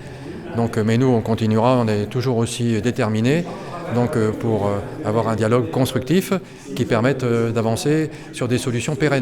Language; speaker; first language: French; native; French